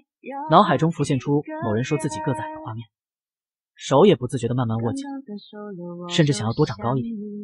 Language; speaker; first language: Chinese; native; Chinese